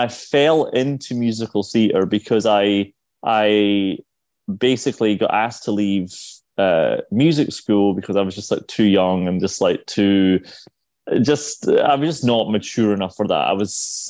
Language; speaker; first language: English; native; English